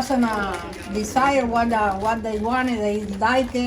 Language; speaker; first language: English; non-native, learner; Spanish